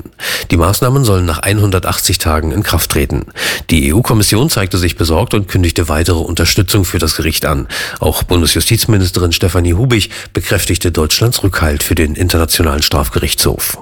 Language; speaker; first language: German; native; German